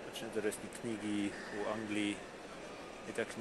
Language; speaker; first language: Russian; non-native, learner; English